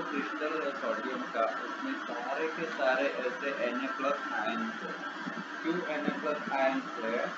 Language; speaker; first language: Hindi; non-native, local second language; Gujarati